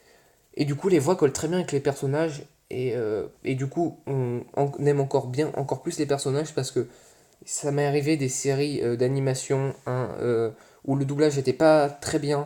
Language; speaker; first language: French; native; French